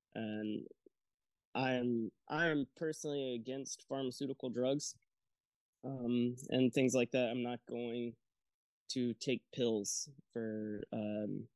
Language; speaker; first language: English; native; English